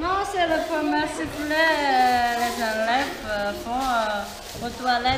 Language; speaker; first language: French; non-native, local second language; Malagasy